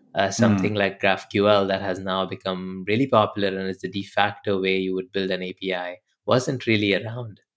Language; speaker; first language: English; non-native, local second language; Hindi